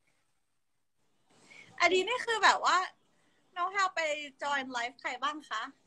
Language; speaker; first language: Thai; early bilingual, heritage; Thai